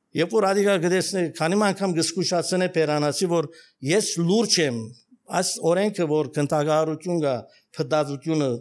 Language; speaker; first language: Armenian; early bilingual, heritage; Armenian